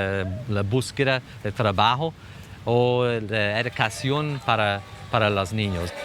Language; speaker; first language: Spanish; non-native, fluent; English